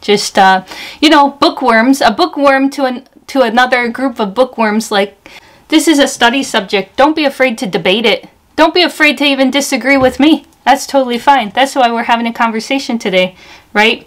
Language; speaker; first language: English; native; English